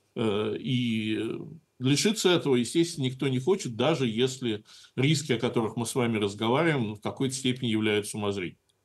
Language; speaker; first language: Russian; native; Russian